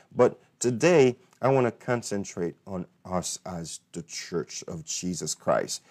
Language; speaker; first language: English; non-native, fluent; Haitian Creole